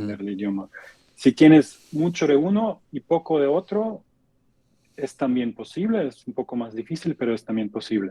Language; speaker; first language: Spanish; non-native, fluent; German